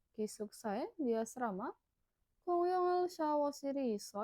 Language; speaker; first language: Korean; non-native, learner; Indonesian